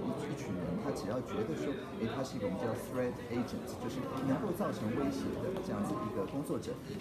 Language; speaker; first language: Chinese; native; Chinese